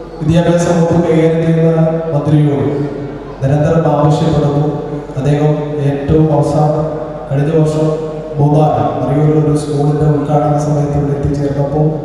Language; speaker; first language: Malayalam; native; Malayalam